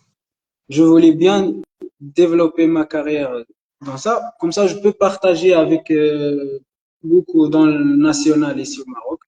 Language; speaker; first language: French; non-native, local second language; Arabic